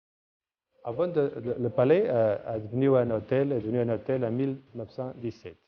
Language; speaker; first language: French; non-native, fluent; Portuguese